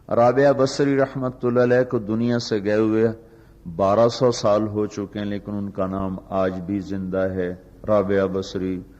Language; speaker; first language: Urdu; non-native, local second language; Punjabi